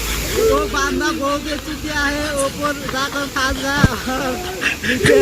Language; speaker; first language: Hindi; non-native, local second language; Bangla